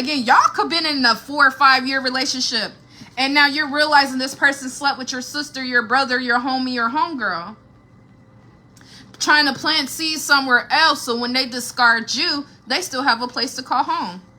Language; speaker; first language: English; native; English